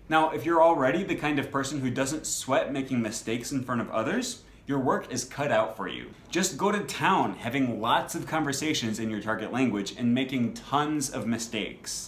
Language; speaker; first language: English; native; English